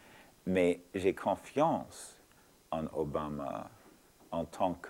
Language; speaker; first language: French; non-native, fluent; English